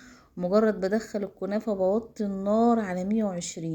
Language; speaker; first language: Arabic; native; Arabic